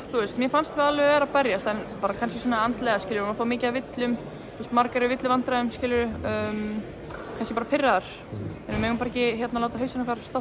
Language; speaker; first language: Icelandic; native; Icelandic